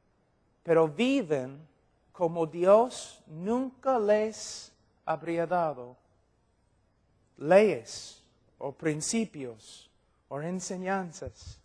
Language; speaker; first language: Spanish; non-native, fluent; English